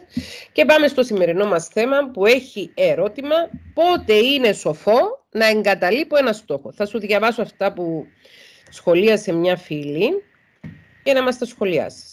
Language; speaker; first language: Greek; native; Greek